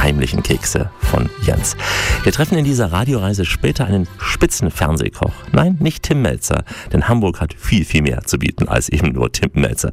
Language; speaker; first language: German; native; German